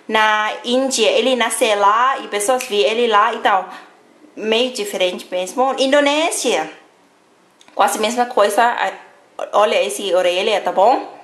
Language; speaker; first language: Portuguese; non-native, fluent; Thai